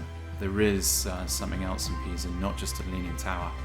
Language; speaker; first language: English; native; English